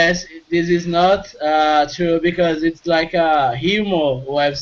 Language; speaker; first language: English; non-native, fluent; Portuguese